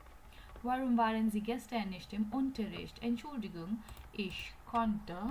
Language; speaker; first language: German; non-native, learner; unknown